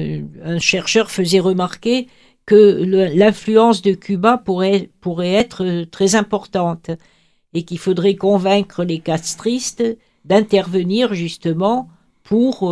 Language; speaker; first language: French; native; French